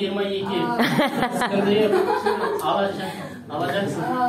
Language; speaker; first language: Turkish; non-native, learner; Kazakh